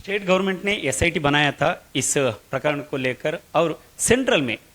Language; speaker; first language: Hindi; non-native, local second language; Kannada